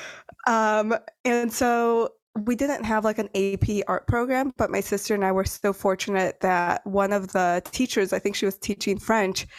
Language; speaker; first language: English; early bilingual, other home language; Spanish